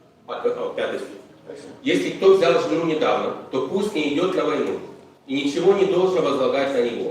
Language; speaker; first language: Russian; native; Russian